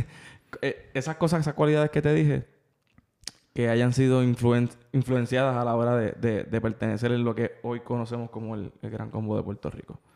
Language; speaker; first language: Spanish; early bilingual, heritage; Spanish